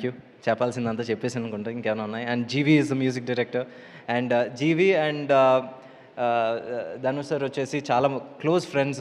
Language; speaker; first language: Telugu; native; Telugu